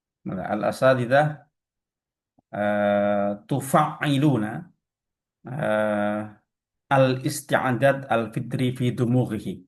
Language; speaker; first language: Arabic; non-native, fluent; Indonesian